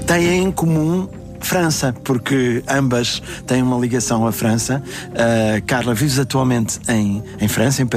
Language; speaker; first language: Portuguese; native; Portuguese